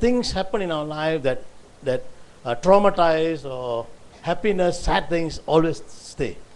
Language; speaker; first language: English; non-native, local second language; Tamil